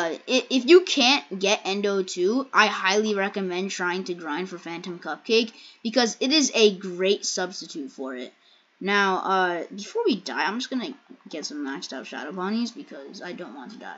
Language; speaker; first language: English; native; English